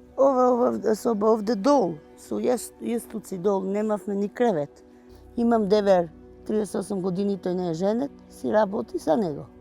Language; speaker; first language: Macedonian; non-native, fluent; Albanian